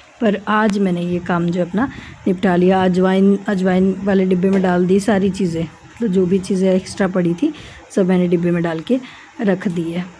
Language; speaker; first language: Hindi; native; Hindi